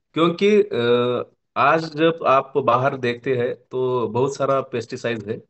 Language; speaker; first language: Hindi; non-native, local second language; Marathi